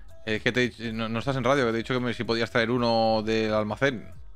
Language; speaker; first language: Spanish; native; Spanish